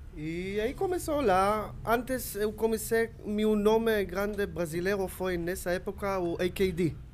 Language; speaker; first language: Portuguese; non-native, learner; Hebrew